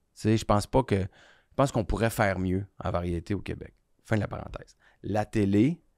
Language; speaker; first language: French; native; French